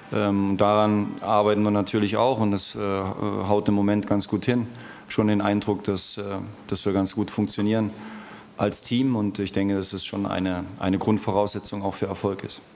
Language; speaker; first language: German; native; German